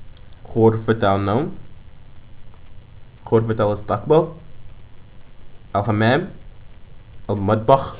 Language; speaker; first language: Arabic; non-native, learner; English